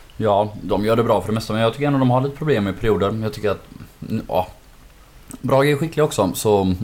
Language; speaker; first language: Swedish; native; Swedish